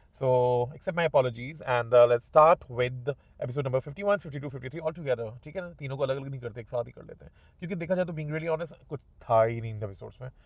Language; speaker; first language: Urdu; native; Urdu